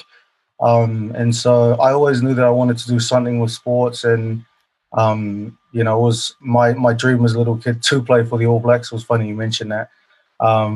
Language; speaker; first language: English; native; English